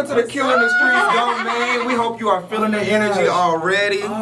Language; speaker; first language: English; native; English